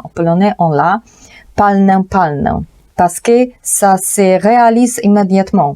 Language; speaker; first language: French; non-native, fluent; Polish